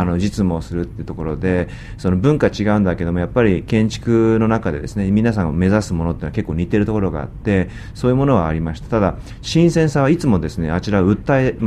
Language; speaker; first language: Japanese; native; Japanese